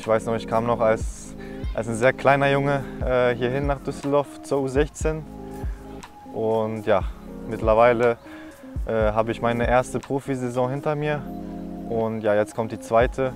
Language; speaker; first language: German; non-native, fluent; Japanese